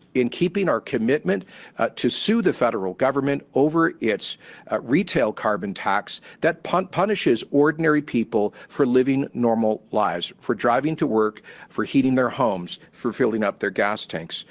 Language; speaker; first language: English; native; English